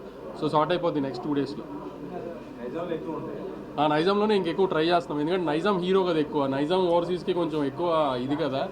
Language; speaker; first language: Telugu; native; Telugu